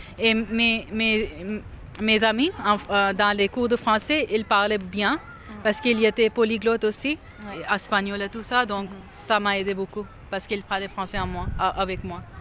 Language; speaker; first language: French; non-native, fluent; Urdu